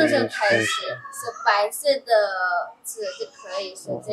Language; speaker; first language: Chinese; non-native, fluent; Indonesian